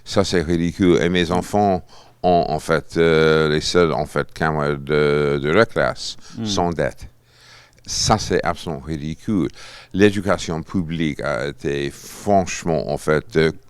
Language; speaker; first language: French; non-native, fluent; English